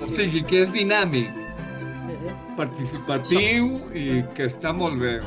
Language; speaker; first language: Catalan; non-native, fluent; Spanish